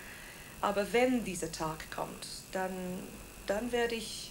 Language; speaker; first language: German; non-native, fluent; Welsh